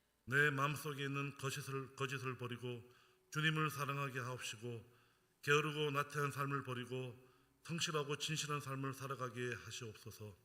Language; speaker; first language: Korean; native; Korean